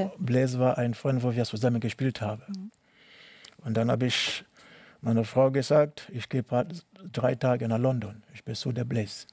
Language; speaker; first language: German; non-native, learner; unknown